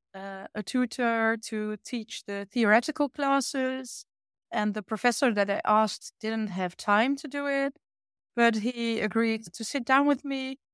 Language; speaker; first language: English; non-native, fluent; Dutch